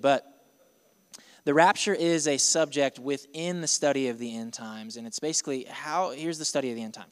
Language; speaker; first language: English; native; English